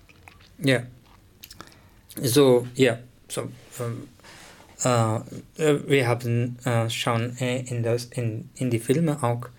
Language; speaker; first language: German; non-native, learner; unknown